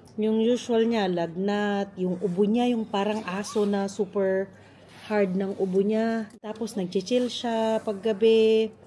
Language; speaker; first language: Filipino; non-native, local second language; Pampanga